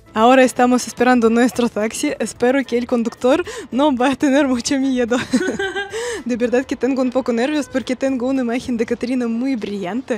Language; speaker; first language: Spanish; non-native, fluent; Russian